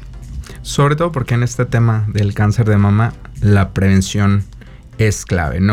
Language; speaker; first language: Spanish; native; Spanish